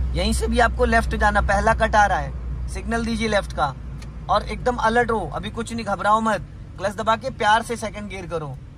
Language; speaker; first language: Hindi; native; Hindi